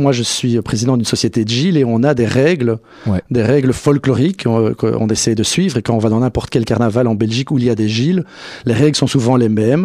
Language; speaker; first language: French; native; French